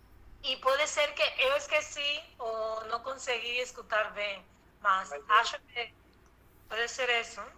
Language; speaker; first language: Portuguese; non-native, learner; Spanish